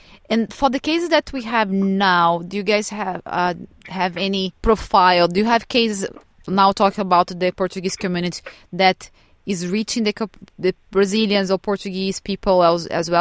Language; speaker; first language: English; non-native, fluent; Portuguese